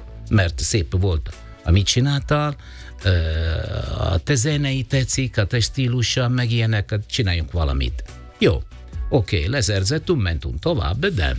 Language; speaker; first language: Hungarian; non-native, learner; Italian